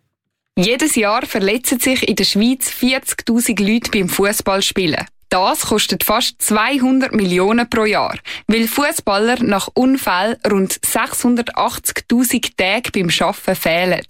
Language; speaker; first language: German; native; German